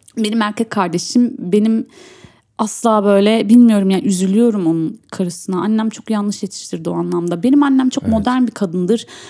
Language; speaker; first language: Turkish; early bilingual, heritage; Turkish